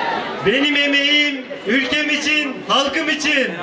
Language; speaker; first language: Turkish; native; Turkish